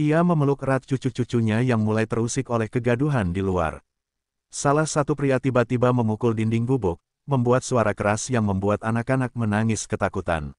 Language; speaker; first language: Indonesian; native; Indonesian